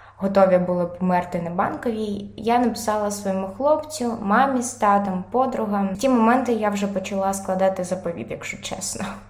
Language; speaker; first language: Ukrainian; non-native, local second language; Russian